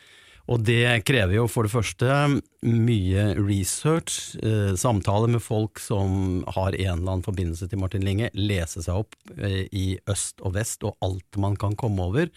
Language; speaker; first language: Norwegian; native; Norwegian